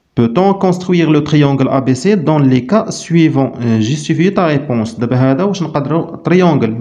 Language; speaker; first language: French; non-native, local second language; Arabic